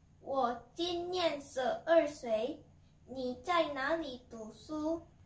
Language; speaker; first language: Chinese; non-native, learner; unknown